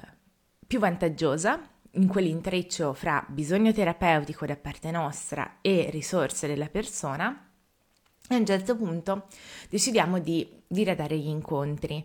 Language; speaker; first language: Italian; native; Italian